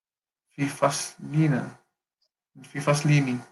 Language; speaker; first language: Arabic; non-native, learner; English